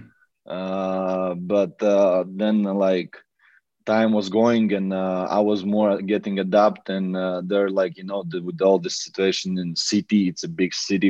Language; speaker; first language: English; non-native, fluent; Latvian